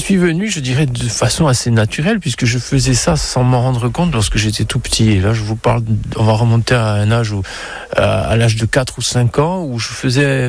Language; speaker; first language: French; native; French